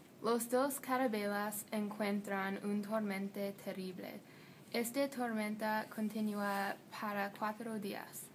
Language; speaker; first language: Spanish; non-native, learner; English